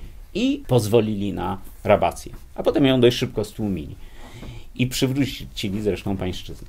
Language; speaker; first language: Polish; native; Polish